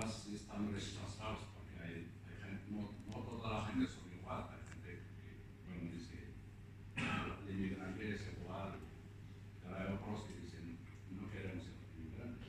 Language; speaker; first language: Spanish; non-native, fluent; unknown